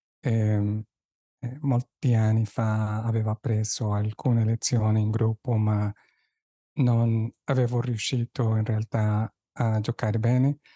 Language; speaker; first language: Italian; non-native, fluent; Spanish